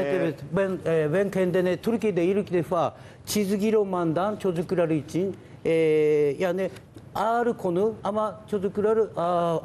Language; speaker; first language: Turkish; non-native, learner; Japanese